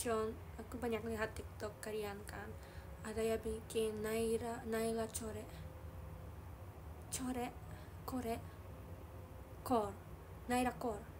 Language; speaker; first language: Indonesian; non-native, learner; Japanese